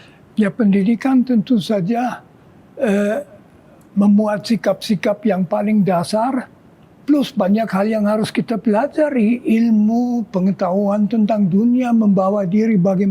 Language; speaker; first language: Indonesian; non-native, fluent; German